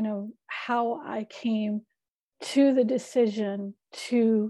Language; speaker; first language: English; native; English